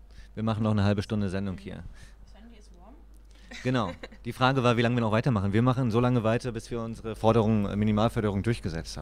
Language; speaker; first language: German; native; German